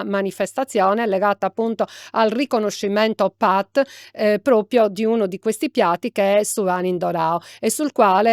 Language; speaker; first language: Italian; native; Italian